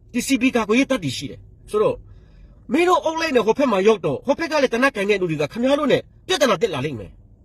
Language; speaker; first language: Burmese; non-native, local second language; Hakha Chin